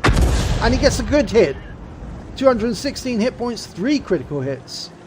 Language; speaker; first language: English; native; English